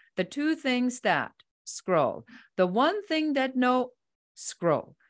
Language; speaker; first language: English; non-native, fluent; German